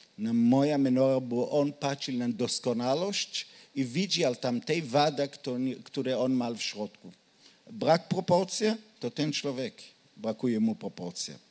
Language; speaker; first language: Polish; non-native, learner; Hebrew